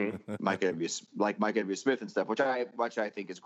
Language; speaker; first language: English; native; English